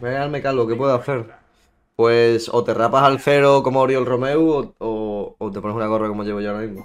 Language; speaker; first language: Spanish; native; Spanish